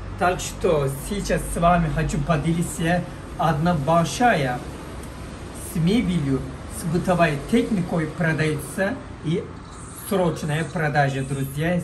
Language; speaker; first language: Russian; non-native, learner; Turkish